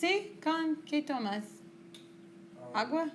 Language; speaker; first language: Spanish; non-native, fluent; English